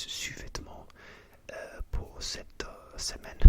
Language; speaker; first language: French; non-native, learner; English